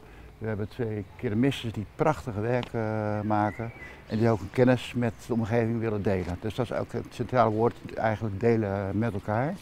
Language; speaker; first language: Dutch; native; Dutch